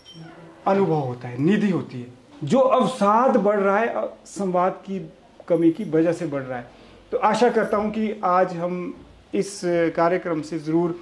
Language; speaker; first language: Hindi; native; Hindi